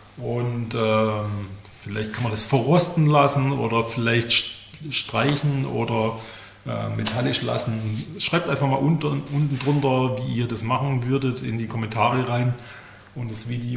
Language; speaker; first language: German; native; German